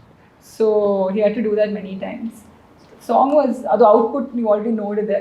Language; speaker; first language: Kannada; non-native, local second language; Malayalam